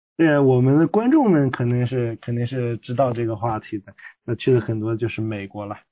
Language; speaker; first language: Chinese; native; Chinese